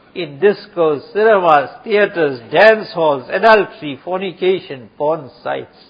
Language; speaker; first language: English; native; English